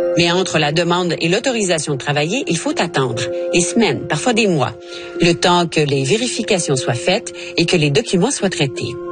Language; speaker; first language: French; native; French